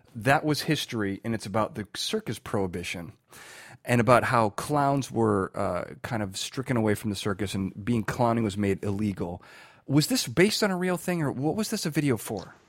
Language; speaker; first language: English; native; English